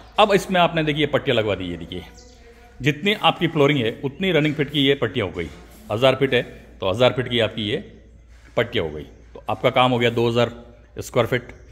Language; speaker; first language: Hindi; native; Hindi